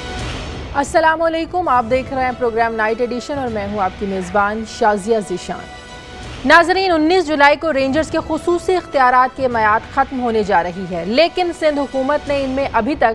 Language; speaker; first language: Urdu; native; Urdu